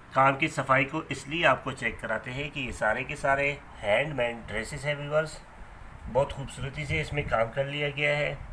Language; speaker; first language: Urdu; native; Urdu